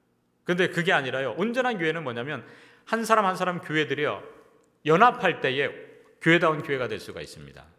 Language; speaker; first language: Korean; native; Korean